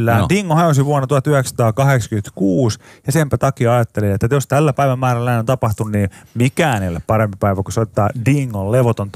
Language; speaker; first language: Finnish; native; Finnish